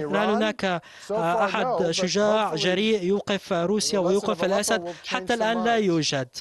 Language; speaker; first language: Arabic; non-native, fluent; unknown